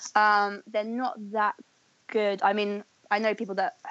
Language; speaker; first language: English; native; English